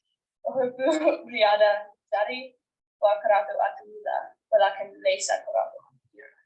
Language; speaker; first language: Arabic; non-native, learner; English